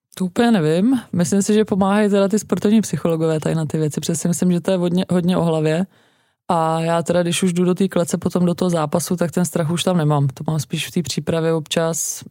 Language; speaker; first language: Czech; native; Czech